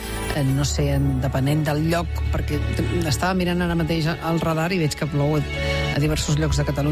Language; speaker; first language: Catalan; native; Catalan